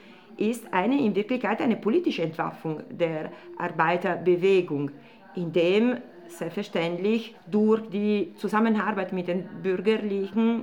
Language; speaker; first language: German; non-native, fluent; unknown